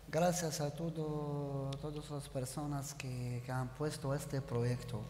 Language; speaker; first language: Spanish; non-native, learner; Arabic